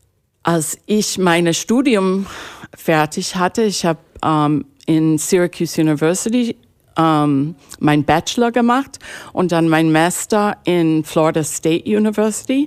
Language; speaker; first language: German; non-native, fluent; English